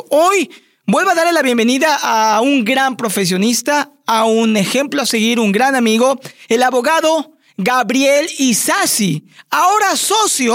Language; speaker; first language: Spanish; native; Spanish